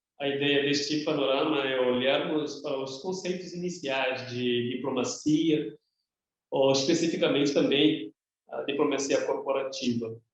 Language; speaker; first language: Portuguese; native; Portuguese